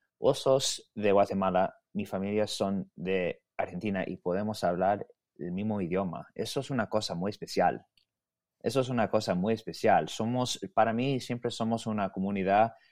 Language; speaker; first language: Spanish; early bilingual, heritage; Spanish